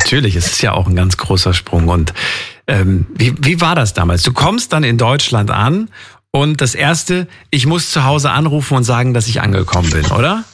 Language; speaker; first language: German; native; German